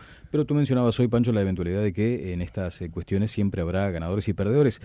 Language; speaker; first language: Spanish; native; Spanish